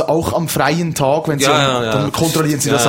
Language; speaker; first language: German; native; German